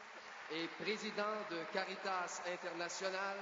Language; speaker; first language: French; native; French